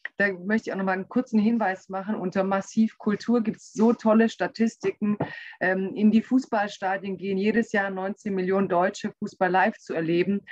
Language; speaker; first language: German; early bilingual, other home language; Croatian